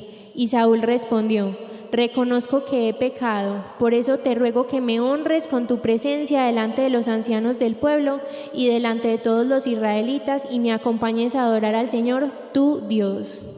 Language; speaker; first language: Spanish; native; Spanish